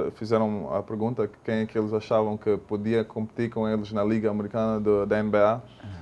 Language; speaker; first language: Portuguese; non-native, fluent; English